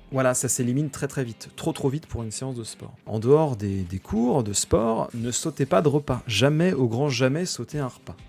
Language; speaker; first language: French; native; French